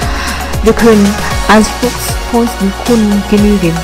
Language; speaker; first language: German; non-native, fluent; Vietnamese